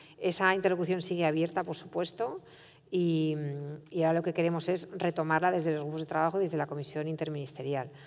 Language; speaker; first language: Spanish; native; Spanish